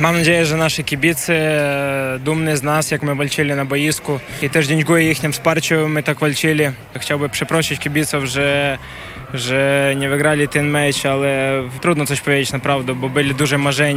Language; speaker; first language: Polish; non-native, learner; Ukrainian